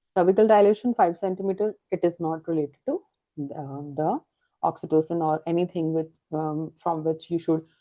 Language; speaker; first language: English; non-native, local second language; Punjabi